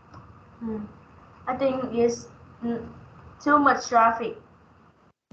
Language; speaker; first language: English; non-native, learner; Vietnamese